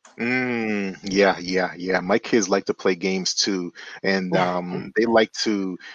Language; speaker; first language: English; native; English